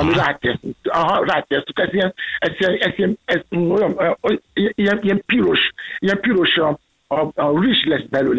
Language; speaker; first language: Hungarian; non-native, learner; Yoruba